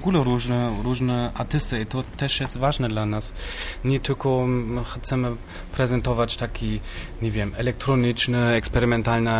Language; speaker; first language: Polish; non-native, learner; German